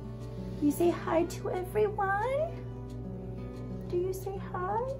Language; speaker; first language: English; native; English